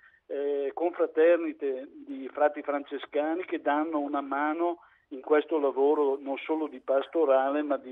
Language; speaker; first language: Italian; native; Italian